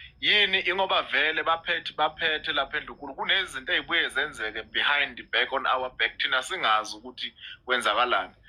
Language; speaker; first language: Zulu; native; Zulu